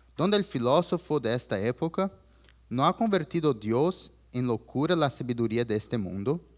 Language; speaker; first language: Spanish; early bilingual, other home language; Portuguese